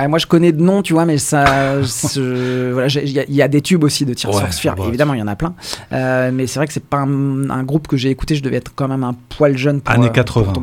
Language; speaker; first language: French; native; French